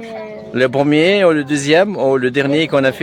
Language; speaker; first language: French; non-native, fluent; Arabic